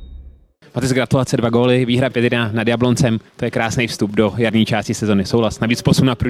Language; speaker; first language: Czech; native; Czech